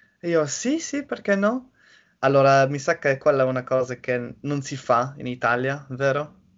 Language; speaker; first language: Italian; non-native, learner; English